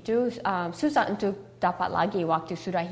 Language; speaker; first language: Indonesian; early bilingual, heritage; English